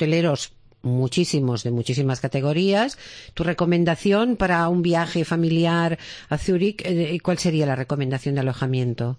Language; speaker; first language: Spanish; native; Spanish